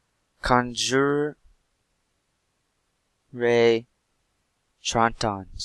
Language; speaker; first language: French; non-native, learner; English